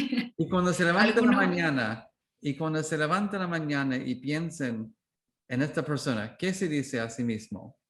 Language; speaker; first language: Spanish; non-native, learner; English